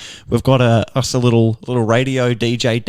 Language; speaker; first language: English; native; English